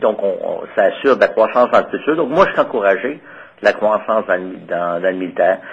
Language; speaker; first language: French; native; French